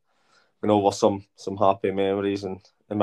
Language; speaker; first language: English; native; English